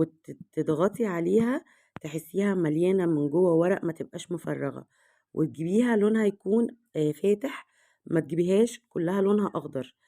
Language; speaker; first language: Arabic; native; Arabic